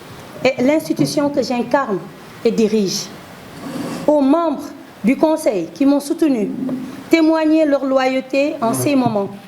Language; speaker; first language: French; non-native, local second language; Wolof